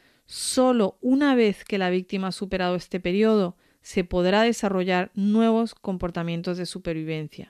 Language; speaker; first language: Spanish; native; Spanish